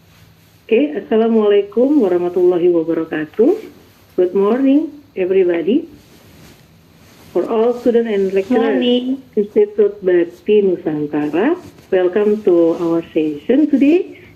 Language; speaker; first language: English; non-native, learner; Indonesian